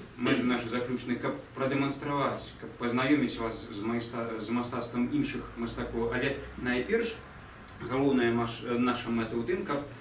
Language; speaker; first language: Belarusian; native; Belarusian